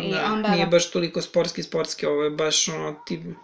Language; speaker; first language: Serbian; native; Serbian